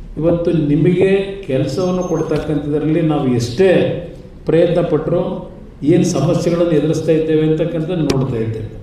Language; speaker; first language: Kannada; native; Kannada